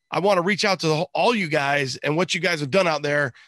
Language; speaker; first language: English; native; English